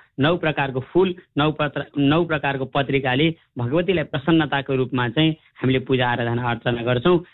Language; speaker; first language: Nepali; native; Nepali